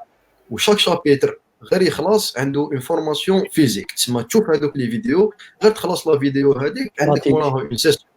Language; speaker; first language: Arabic; native; Arabic